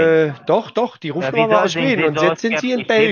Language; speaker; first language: German; native; German